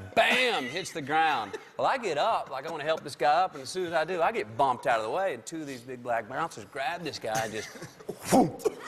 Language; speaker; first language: English; native; English